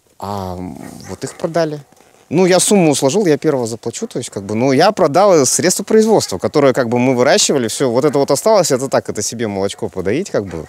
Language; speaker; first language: Russian; native; Russian